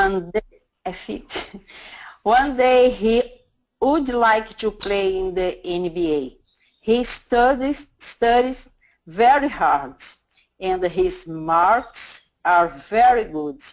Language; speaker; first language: English; non-native, learner; Portuguese